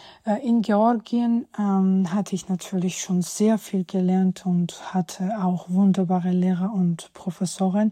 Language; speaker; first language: German; non-native, fluent; Georgian